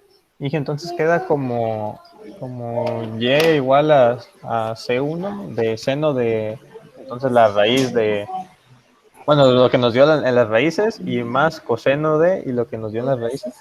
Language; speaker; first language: Spanish; native; Spanish